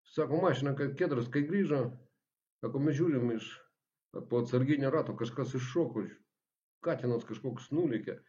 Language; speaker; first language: Lithuanian; non-native, local second language; Russian